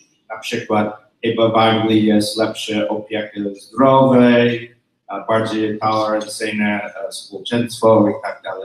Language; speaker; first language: Polish; non-native, learner; English